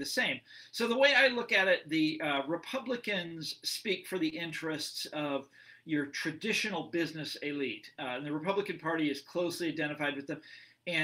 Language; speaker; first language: English; native; English